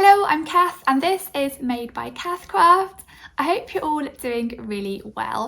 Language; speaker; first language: English; native; English